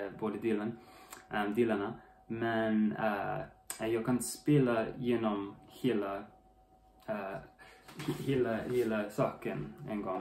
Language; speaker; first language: Swedish; non-native, learner; English